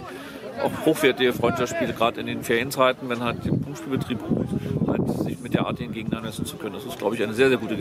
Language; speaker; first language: German; native; German